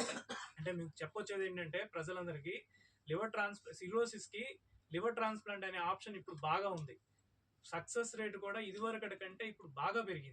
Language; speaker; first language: Telugu; native; Telugu